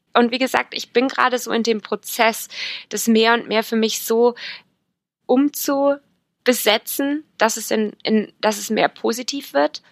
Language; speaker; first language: German; native; German